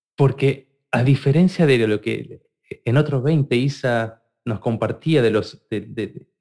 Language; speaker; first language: Spanish; native; Spanish